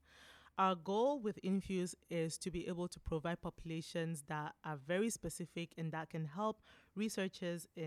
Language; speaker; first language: English; non-native, local second language; French